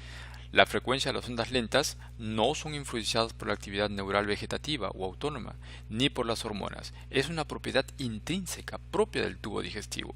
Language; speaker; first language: Spanish; native; Spanish